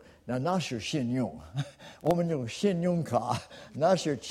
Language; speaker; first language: Chinese; non-native, fluent; English